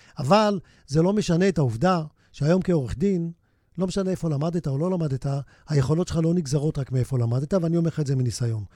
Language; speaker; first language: Hebrew; native; Hebrew